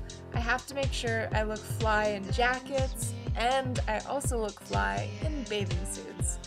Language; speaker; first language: English; native; English